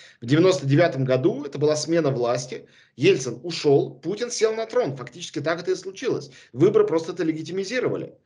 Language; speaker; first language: Russian; native; Russian